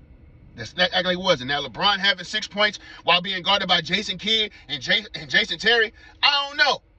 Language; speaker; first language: English; native; English